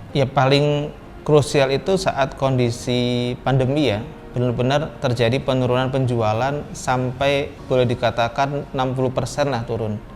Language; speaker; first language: Indonesian; native; Indonesian